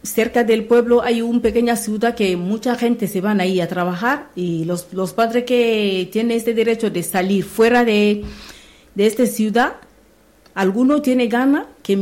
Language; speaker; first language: Spanish; non-native, learner; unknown